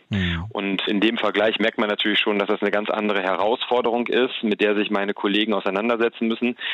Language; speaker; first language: German; native; German